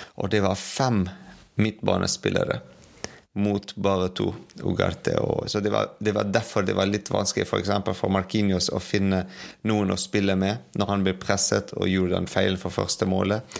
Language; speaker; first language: Norwegian; non-native, fluent; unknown